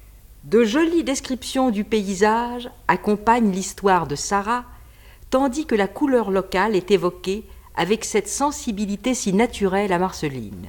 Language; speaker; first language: French; native; French